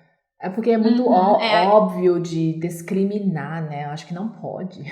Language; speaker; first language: Portuguese; non-native, learner; Chinese